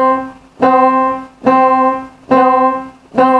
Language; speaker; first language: Vietnamese; native; Vietnamese